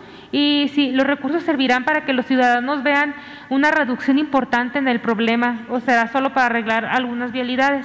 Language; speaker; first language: Spanish; native; Spanish